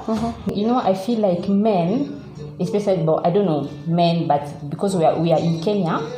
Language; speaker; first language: English; non-native, learner; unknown